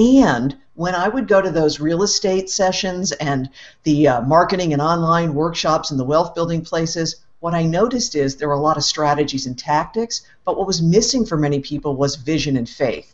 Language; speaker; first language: English; native; English